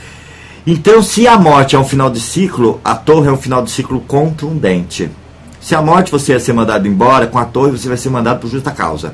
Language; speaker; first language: Portuguese; native; Portuguese